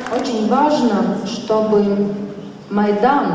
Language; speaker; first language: Russian; non-native, local second language; Latvian